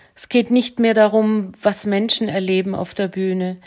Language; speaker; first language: German; native; German